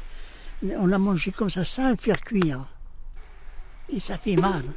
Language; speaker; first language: French; non-native, local second language; Arabic